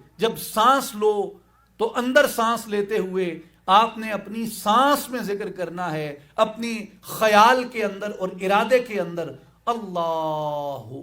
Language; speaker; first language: Urdu; non-native, local second language; Saraiki